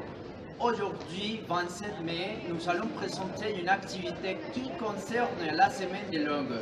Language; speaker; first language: French; non-native, learner; Spanish